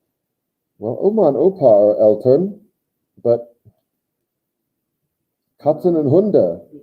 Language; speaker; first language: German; non-native, fluent; English